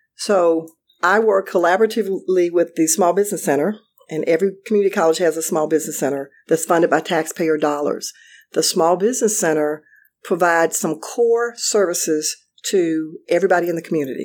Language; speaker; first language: English; native; English